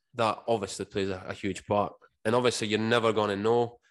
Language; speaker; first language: English; native; English